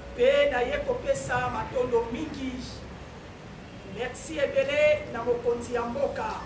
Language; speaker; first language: Lingala; non-native, local second language; Kongo